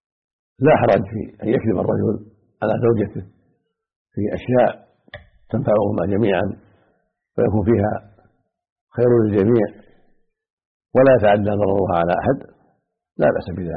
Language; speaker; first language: Arabic; native; Arabic